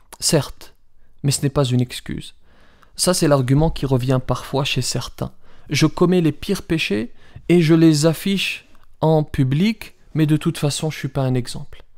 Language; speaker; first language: French; early bilingual, other home language; Riffian